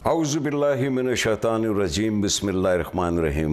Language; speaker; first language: Urdu; non-native, local second language; Punjabi